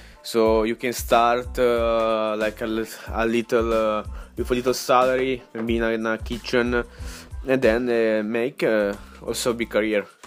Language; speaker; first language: English; non-native, learner; Ukrainian